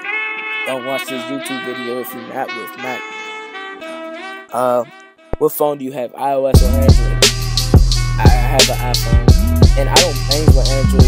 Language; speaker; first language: English; native; English